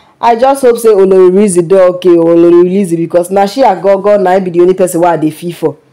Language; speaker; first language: Nigerian Pidgin; non-native, local second language; Yoruba